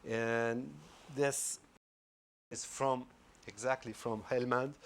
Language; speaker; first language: English; non-native, fluent; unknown